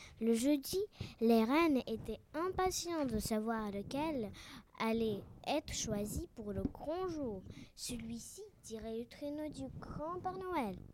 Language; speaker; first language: French; non-native, learner; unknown